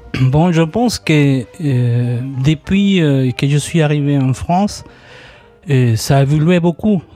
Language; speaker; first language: French; non-native, fluent; Spanish